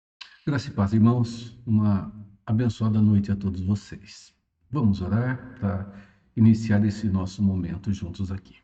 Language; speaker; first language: Portuguese; native; Portuguese